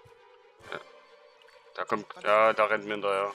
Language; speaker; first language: German; native; German